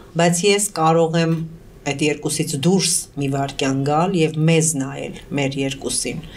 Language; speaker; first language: Armenian; early bilingual, heritage; Armenian